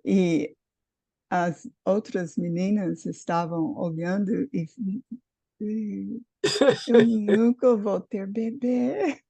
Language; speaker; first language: Portuguese; non-native, fluent; English